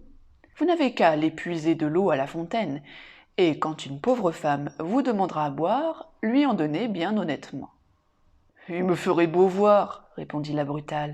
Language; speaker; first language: French; native; French